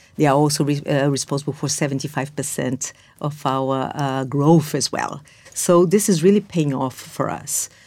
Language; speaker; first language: English; non-native, fluent; Portuguese